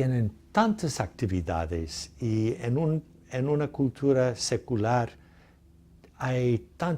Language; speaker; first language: Spanish; non-native, fluent; English